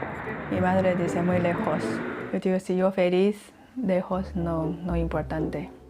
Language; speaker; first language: Spanish; non-native, learner; Chinese